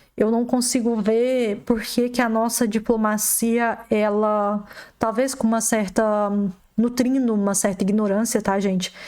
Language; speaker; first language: Portuguese; native; Portuguese